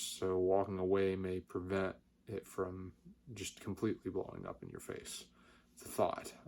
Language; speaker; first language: English; native; English